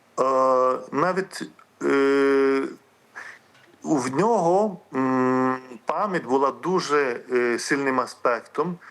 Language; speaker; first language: Ukrainian; non-native, fluent; Lithuanian